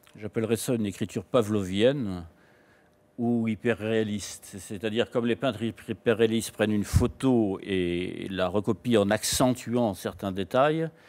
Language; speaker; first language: French; native; French